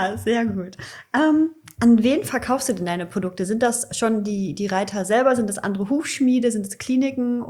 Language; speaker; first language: German; native; German